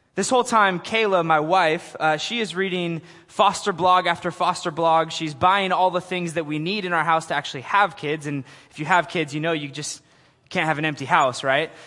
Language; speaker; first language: English; native; English